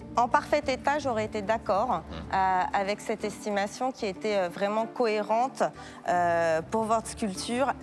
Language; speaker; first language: French; native; French